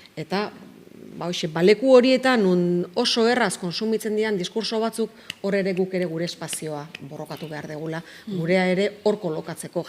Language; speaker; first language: Basque; native; Basque